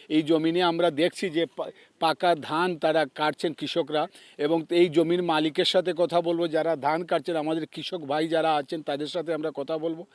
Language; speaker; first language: Bangla; native; Bangla